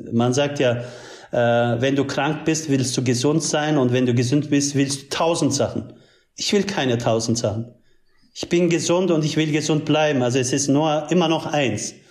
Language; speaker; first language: German; early bilingual, other home language; Turkish